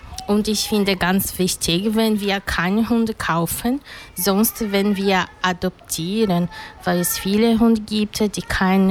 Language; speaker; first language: German; non-native, learner; Portuguese